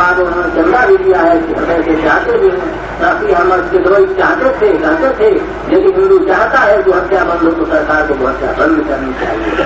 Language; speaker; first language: Hindi; native; Hindi